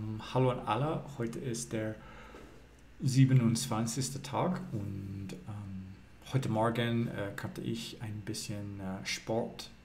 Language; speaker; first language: German; non-native, learner; English